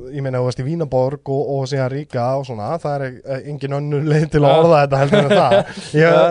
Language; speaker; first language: Icelandic; native; Icelandic